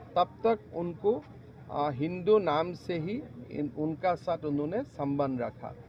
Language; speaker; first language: Hindi; non-native, local second language; Assamese